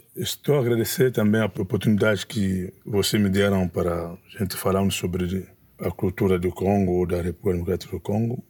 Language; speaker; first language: Portuguese; non-native, fluent; Kongo